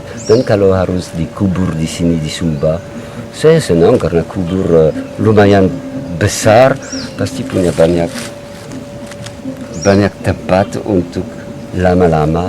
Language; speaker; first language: Indonesian; non-native, learner; French